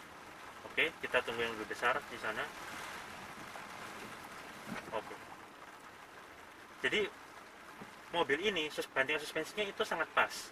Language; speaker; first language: Indonesian; native; Indonesian